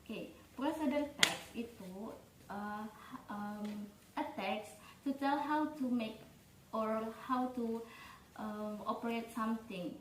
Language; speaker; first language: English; non-native, fluent; Indonesian